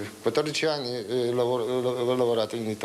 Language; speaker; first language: Italian; non-native, learner; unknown